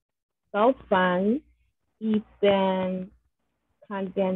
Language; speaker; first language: Chinese; non-native, learner; English